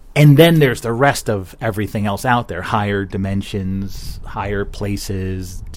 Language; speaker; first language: English; native; English